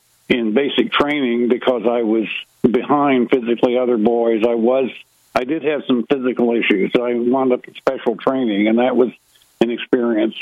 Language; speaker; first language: English; native; English